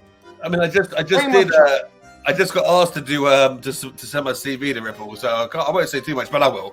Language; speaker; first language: English; native; English